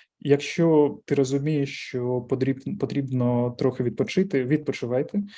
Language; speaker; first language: Ukrainian; non-native, local second language; Russian